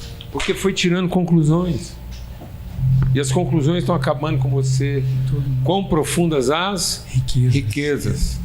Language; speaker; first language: Portuguese; native; Portuguese